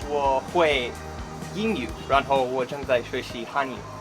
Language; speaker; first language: Chinese; non-native, learner; English